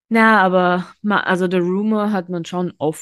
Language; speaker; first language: German; native; German